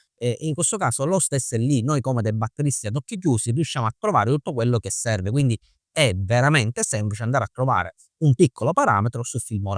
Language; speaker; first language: Italian; native; Italian